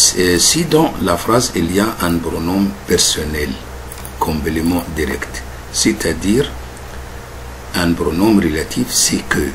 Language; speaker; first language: French; non-native, fluent; Arabic